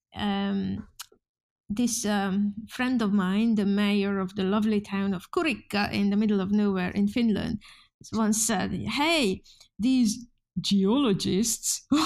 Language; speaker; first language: English; non-native, fluent; Hungarian